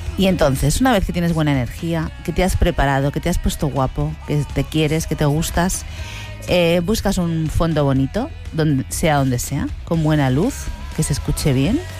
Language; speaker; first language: Spanish; native; Spanish